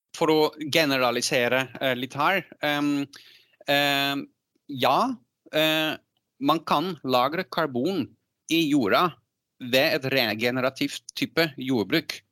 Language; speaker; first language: Norwegian; non-native, fluent; Dutch